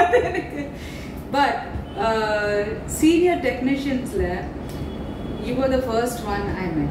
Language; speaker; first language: Tamil; non-native, local second language; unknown